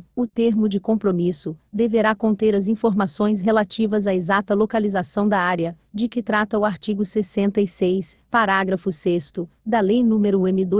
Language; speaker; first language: Portuguese; native; Portuguese